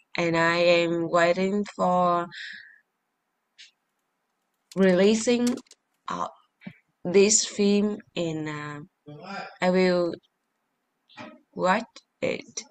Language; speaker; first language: English; non-native, learner; Vietnamese